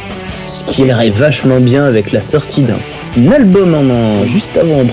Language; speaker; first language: French; native; French